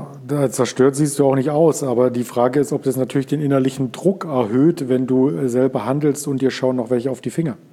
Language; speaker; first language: German; native; German